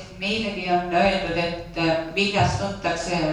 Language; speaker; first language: Finnish; non-native, learner; Estonian